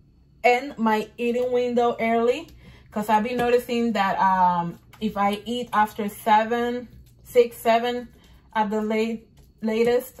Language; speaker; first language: English; non-native, fluent; Spanish